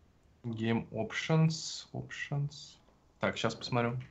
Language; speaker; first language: Russian; native; Russian